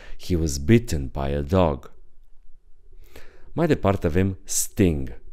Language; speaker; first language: English; non-native, fluent; Romanian